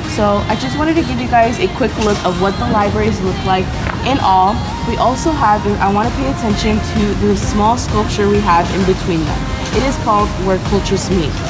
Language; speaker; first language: English; native; English